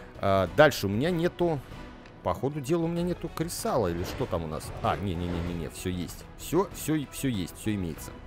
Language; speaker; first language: Russian; native; Russian